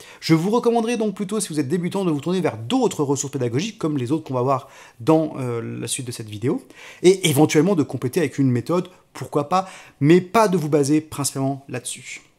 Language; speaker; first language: French; native; French